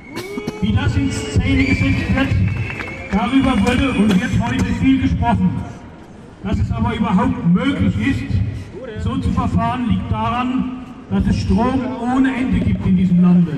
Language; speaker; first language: German; native; German